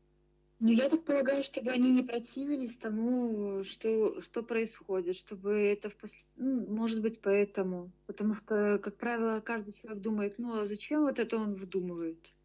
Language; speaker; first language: Russian; native; Russian